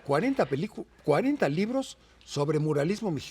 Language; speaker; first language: Spanish; native; Spanish